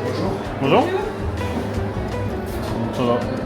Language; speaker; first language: Japanese; non-native, fluent; French